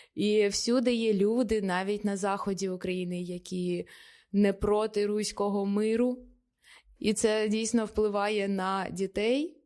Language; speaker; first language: Ukrainian; native; Ukrainian